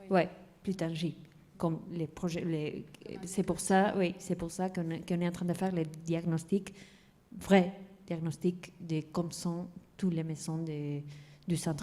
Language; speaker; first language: French; non-native, fluent; Spanish